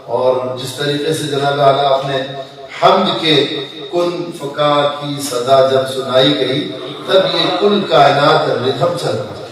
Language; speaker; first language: Urdu; non-native, local second language; Sindhi